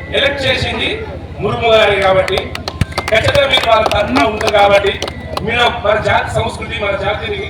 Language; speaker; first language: Telugu; non-native, local second language; Lambadi